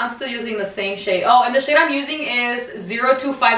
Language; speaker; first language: English; early bilingual, other home language; Spanish